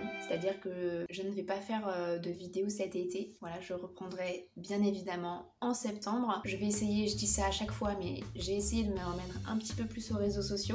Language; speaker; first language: French; native; French